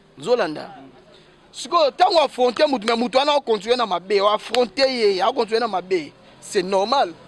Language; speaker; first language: Lingala; native; Lingala